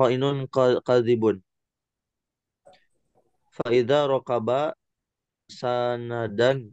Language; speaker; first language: Arabic; non-native, learner; Indonesian